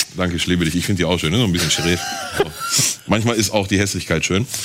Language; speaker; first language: German; native; German